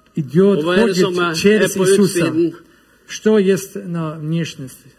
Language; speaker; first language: Russian; non-native, learner; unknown